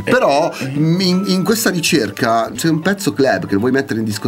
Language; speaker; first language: Italian; native; Italian